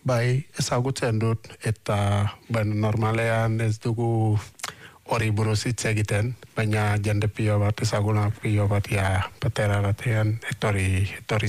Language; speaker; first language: Basque; non-native, learner; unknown